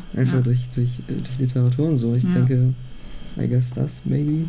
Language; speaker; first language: German; native; German